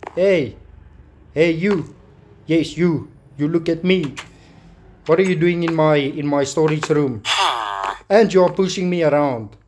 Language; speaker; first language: English; non-native, local second language; Afrikaans